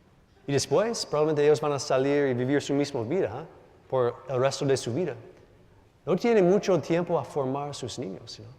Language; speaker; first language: Spanish; non-native, learner; English